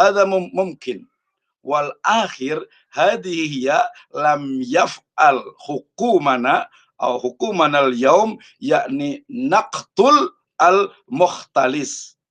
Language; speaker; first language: Arabic; non-native, fluent; Indonesian